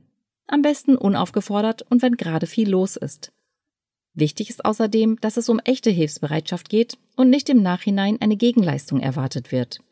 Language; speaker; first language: German; native; German